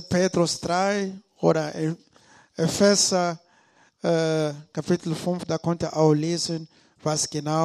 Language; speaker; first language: German; non-native, learner; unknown